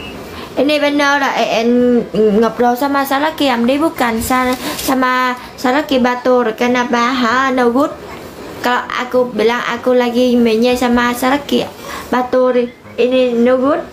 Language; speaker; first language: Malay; non-native, learner; Vietnamese